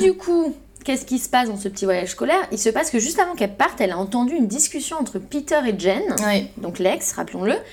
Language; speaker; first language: French; native; French